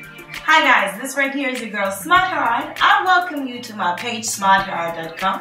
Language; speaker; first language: English; non-native, fluent; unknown